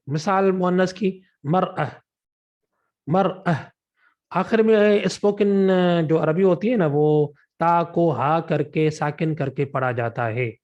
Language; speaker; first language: Urdu; non-native, local second language; Sindhi